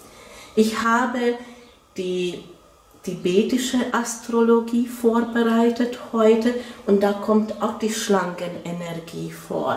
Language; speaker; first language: German; non-native, fluent; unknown